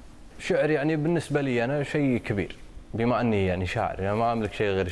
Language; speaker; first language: Arabic; native; Arabic